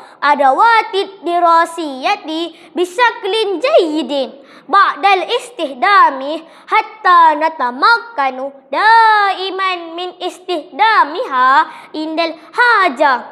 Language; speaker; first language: Arabic; non-native, learner; Malay